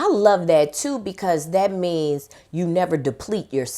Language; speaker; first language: English; native; English